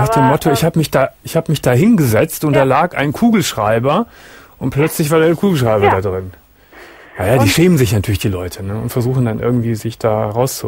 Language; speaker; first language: German; native; German